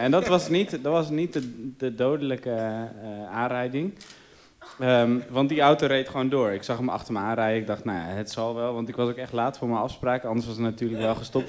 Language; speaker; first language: Dutch; native; Dutch